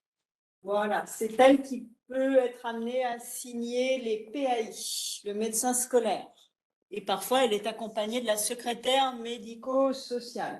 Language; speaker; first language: French; native; French